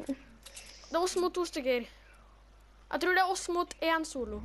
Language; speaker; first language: Norwegian; native; Norwegian